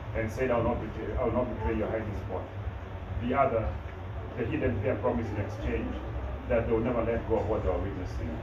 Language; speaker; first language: English; non-native, local second language; Kikuyu